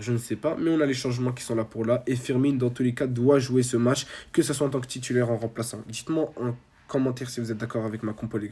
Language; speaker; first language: French; native; French